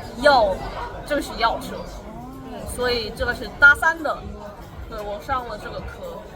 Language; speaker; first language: Chinese; non-native, learner; Korean